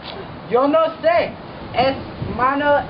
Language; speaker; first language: Spanish; non-native, learner; English